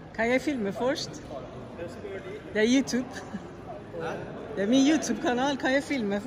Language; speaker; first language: Norwegian; non-native, learner; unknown